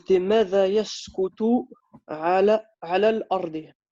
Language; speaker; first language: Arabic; non-native, learner; French